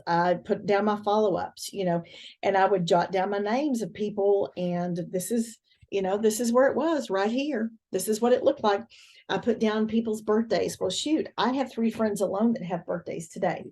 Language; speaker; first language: English; native; English